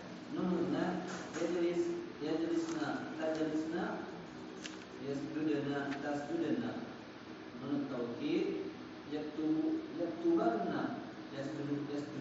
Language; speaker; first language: Arabic; non-native, learner; Indonesian